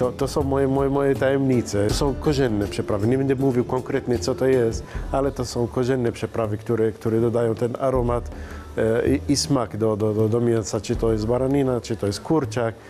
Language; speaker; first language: Polish; non-native, fluent; Arabic